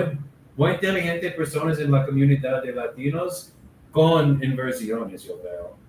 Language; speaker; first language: Spanish; non-native, learner; English